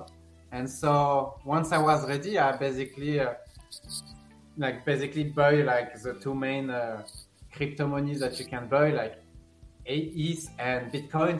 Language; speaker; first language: English; non-native, fluent; French